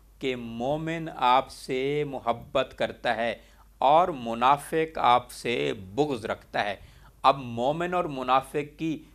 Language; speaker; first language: Urdu; non-native, local second language; Punjabi